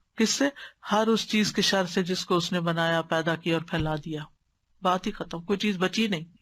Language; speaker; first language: Urdu; native; Urdu